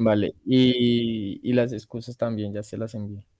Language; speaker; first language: Spanish; native; Spanish